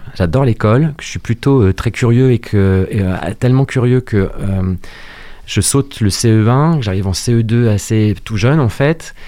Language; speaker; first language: French; native; French